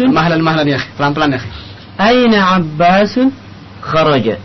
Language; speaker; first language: Arabic; non-native, learner; Indonesian